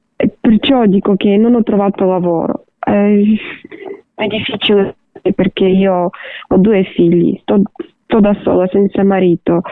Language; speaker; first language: Italian; non-native, learner; Ukrainian